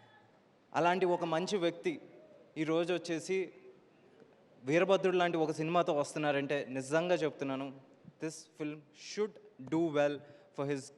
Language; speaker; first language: Telugu; native; Telugu